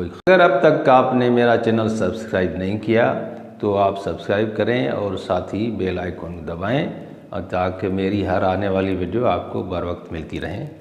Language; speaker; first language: Urdu; non-native, local second language; Sindhi